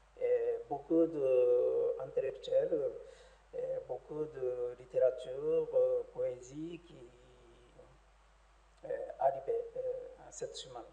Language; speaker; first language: French; non-native, learner; Japanese